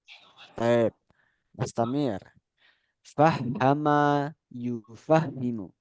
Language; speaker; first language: Arabic; non-native, fluent; Indonesian